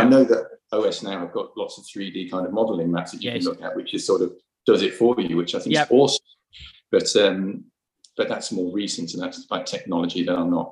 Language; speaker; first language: English; native; English